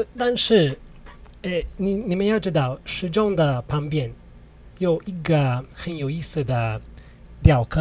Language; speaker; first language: Chinese; non-native, learner; Italian